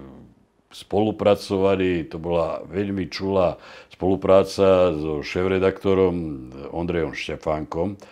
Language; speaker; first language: Slovak; native; Slovak